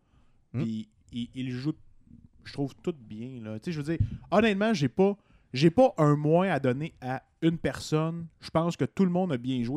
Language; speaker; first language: French; native; French